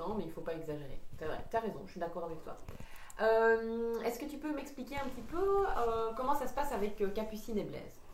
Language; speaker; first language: French; native; French